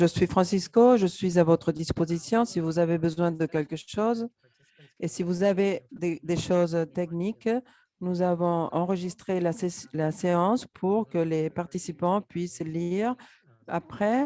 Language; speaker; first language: French; non-native, fluent; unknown